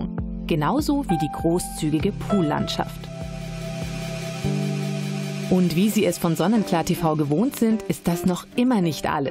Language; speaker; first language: German; native; German